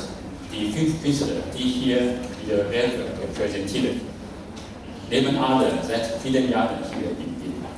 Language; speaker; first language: German; non-native, fluent; Chinese